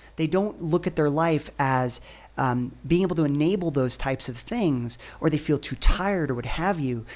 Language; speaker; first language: English; native; English